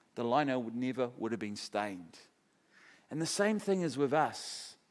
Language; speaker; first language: English; native; English